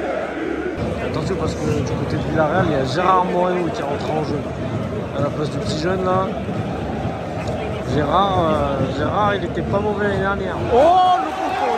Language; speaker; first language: French; native; French